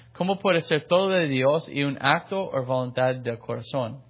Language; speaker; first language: Spanish; non-native, fluent; English